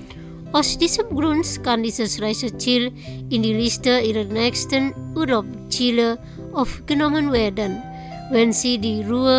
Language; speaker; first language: German; non-native, fluent; Indonesian